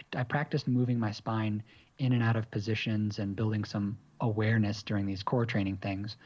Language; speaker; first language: English; native; English